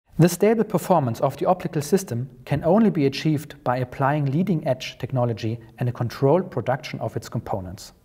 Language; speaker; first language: English; non-native, fluent; German